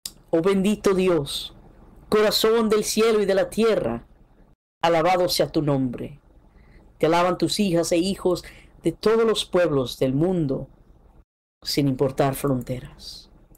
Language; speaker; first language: Spanish; early bilingual, heritage; Spanish